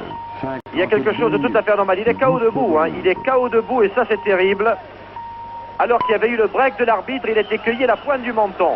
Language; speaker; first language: French; native; French